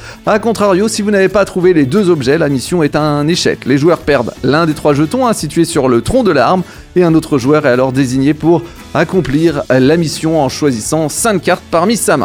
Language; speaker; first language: French; native; French